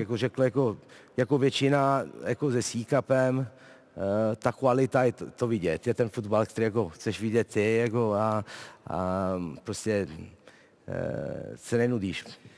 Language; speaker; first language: Czech; non-native, fluent; Italian